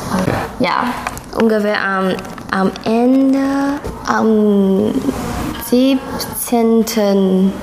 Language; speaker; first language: German; non-native, learner; Chinese